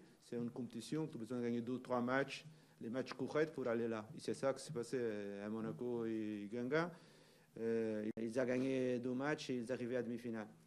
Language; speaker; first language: French; non-native, learner; Portuguese